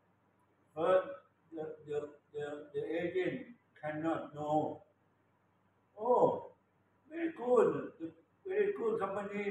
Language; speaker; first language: English; non-native, learner; Thai